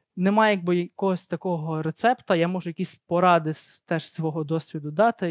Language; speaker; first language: Ukrainian; native; Ukrainian